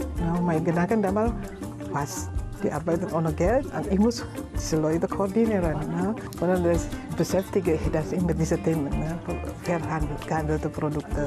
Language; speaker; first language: German; non-native, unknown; Indonesian